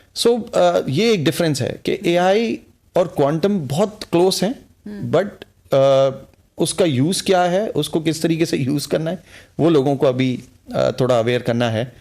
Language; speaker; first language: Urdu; early bilingual, heritage; Urdu